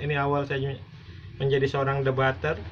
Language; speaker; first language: Indonesian; native; Indonesian